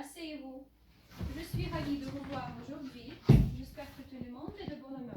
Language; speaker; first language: French; non-native, fluent; Ukrainian